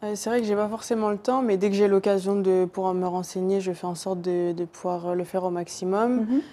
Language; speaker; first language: French; native; French